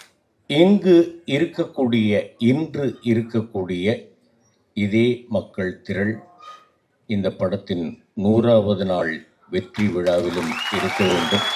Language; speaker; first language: Tamil; native; Tamil